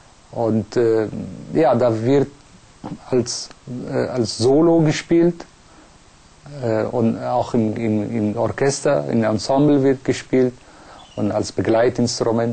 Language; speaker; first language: German; non-native, fluent; Persian